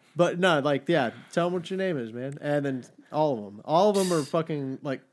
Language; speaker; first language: English; native; English